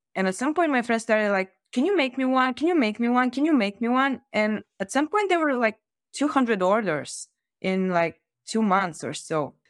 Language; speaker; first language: English; non-native, fluent; Bulgarian